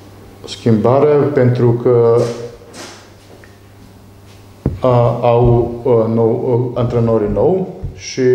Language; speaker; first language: Romanian; non-native, learner; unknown